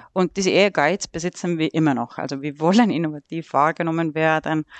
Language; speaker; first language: German; non-native, fluent; Estonian